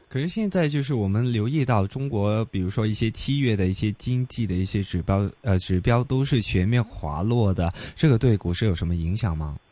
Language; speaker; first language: Chinese; non-native, local second language; Cantonese